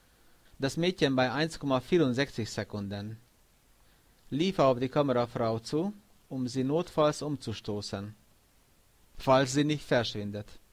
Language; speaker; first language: German; non-native, fluent; Hungarian